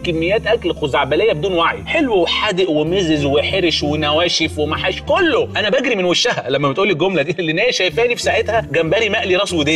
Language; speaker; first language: Arabic; native; Arabic